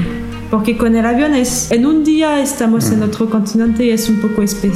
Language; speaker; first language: Spanish; non-native, fluent; French